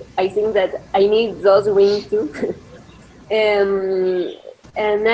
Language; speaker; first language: English; non-native, learner; Spanish